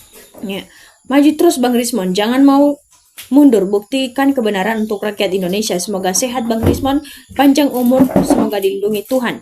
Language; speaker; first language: Indonesian; native; Indonesian